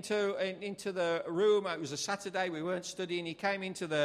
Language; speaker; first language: English; native; English